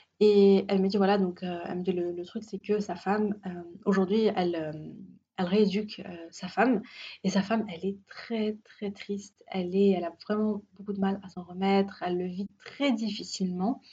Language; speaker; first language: French; native; French